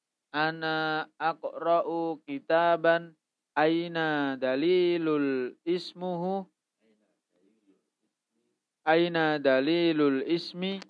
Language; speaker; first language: Arabic; non-native, learner; Indonesian